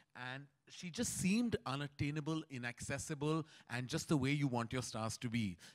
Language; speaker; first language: English; non-native, local second language; Hindi